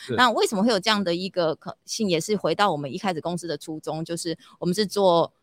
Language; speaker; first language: Chinese; native; Chinese